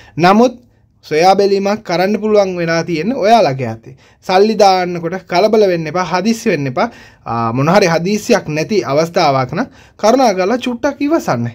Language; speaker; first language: Sinhala; non-native, local second language; Tamil